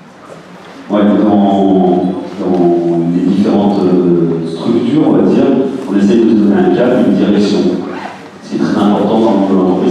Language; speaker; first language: French; native; French